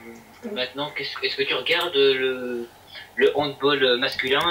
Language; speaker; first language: French; native; French